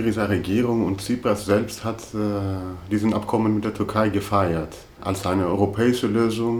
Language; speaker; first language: German; non-native, fluent; Greek